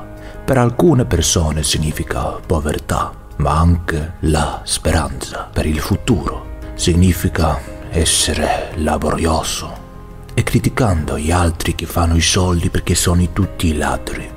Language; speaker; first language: Italian; non-native, learner; Swedish